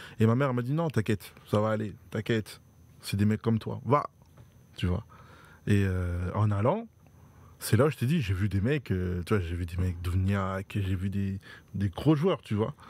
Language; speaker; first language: French; native; French